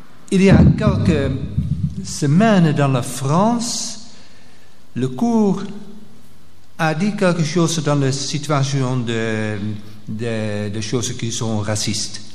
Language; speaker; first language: French; non-native, local second language; Dutch